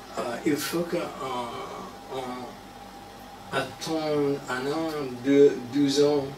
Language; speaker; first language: French; non-native, learner; English